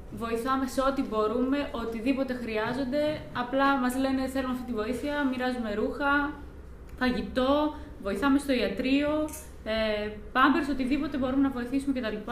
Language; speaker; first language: Greek; native; Greek